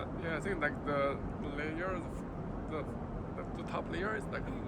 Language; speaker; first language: English; non-native, learner; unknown